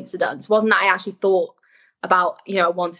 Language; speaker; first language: English; native; English